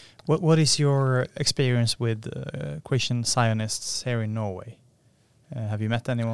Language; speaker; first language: English; non-native, fluent; Norwegian